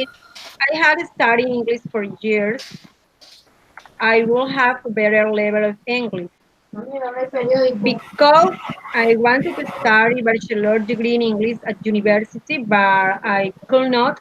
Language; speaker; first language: English; non-native, learner; Spanish